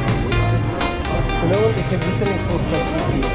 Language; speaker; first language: Dutch; non-native, learner; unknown